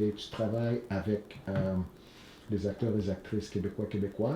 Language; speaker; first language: French; non-native, learner; English